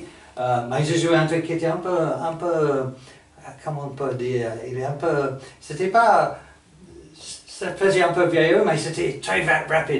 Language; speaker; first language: French; non-native, fluent; English